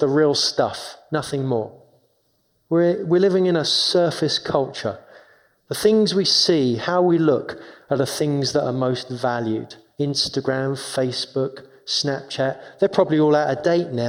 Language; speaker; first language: English; native; English